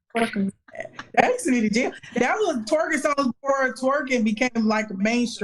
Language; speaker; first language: English; native; English